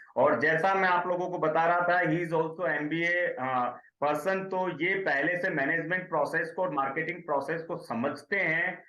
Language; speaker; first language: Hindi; native; Hindi